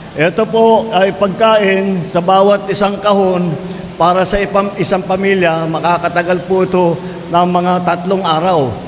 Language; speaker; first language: Filipino; native; Filipino